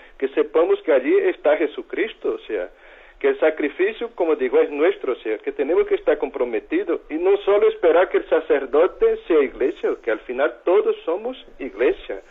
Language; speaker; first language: Spanish; non-native, fluent; Portuguese